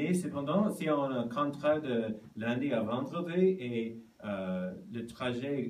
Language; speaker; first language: French; non-native, learner; Japanese